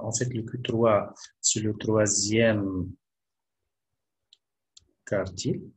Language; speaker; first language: French; non-native, local second language; Arabic